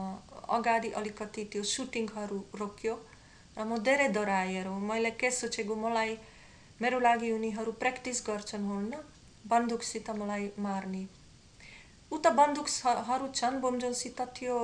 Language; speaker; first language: Nepali; non-native, learner; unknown